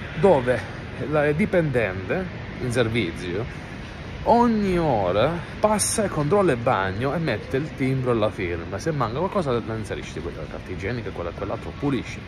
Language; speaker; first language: Italian; native; Italian